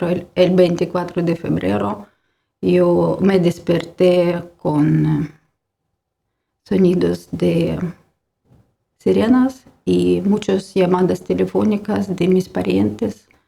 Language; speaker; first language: Spanish; non-native, learner; Ukrainian